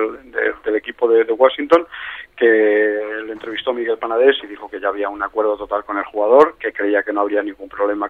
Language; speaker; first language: Spanish; native; Spanish